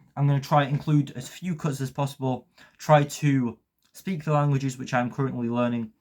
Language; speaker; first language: English; early bilingual, other home language; Polish